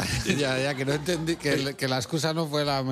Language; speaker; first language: Spanish; native; Spanish